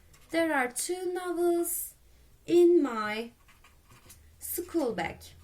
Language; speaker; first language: English; non-native, fluent; Turkish